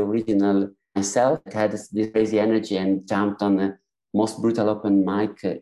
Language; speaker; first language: English; non-native, fluent; Italian